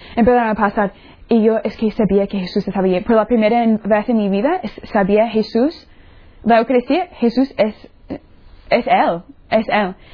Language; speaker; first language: Spanish; non-native, fluent; English